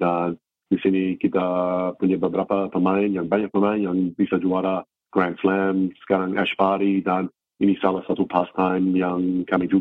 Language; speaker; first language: Indonesian; non-native, fluent; English